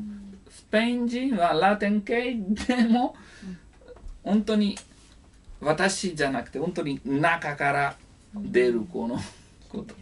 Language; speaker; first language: Japanese; non-native, learner; Italian